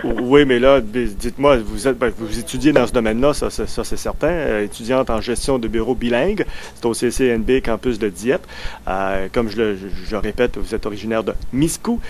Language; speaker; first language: French; native; French